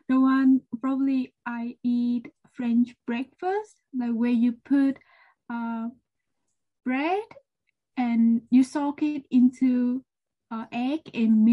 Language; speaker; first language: English; non-native, learner; Vietnamese